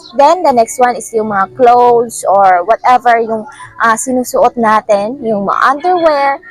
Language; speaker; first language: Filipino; native; Filipino